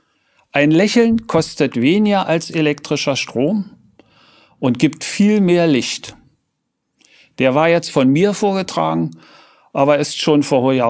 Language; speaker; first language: German; native; German